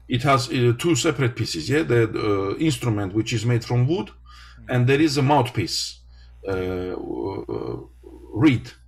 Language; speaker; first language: English; non-native, fluent; Armenian